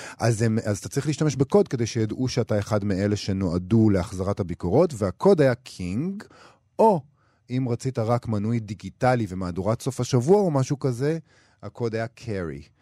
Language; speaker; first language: Hebrew; native; Hebrew